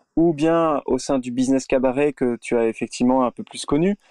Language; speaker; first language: French; native; French